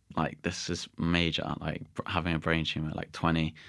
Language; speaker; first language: English; native; English